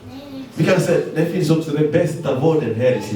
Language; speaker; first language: Swedish; non-native, fluent; Lingala